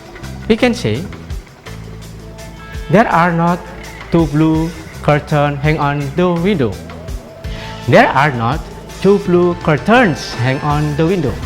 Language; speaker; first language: English; non-native, fluent; Indonesian